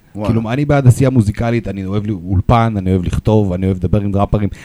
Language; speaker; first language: Hebrew; non-native, fluent; Russian